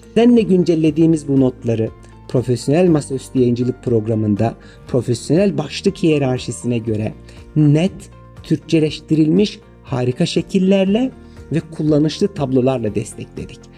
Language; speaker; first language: Turkish; native; Turkish